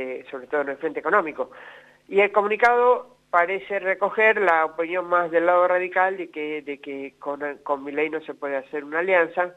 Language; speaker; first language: Spanish; native; Spanish